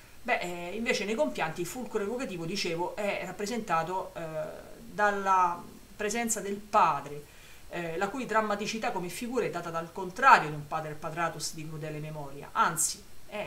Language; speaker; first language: Italian; native; Italian